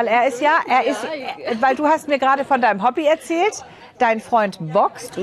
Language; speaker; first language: German; native; German